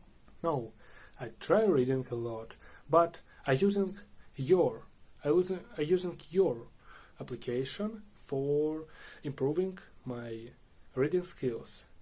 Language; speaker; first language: English; non-native, learner; Russian